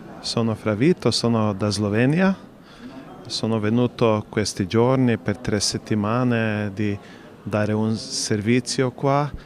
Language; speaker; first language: Italian; non-native, learner; Slovenian